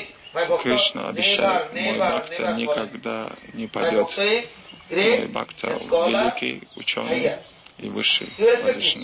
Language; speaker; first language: Russian; non-native, learner; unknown